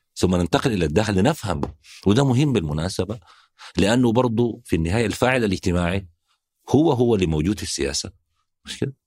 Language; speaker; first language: Arabic; native; Arabic